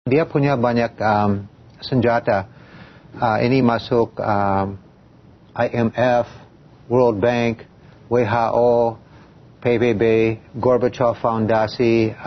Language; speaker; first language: Indonesian; non-native, fluent; English